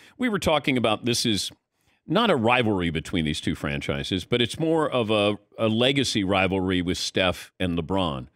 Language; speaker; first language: English; native; English